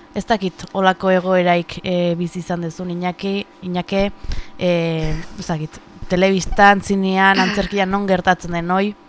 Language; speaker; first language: Basque; native; Basque